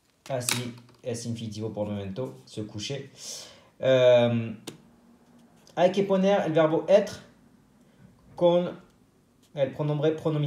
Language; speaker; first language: Spanish; non-native, fluent; French